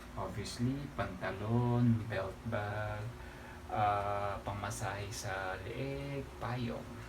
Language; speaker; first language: Filipino; non-native, local second language; Pampanga